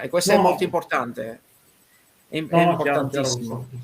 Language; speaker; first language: Italian; non-native, learner; English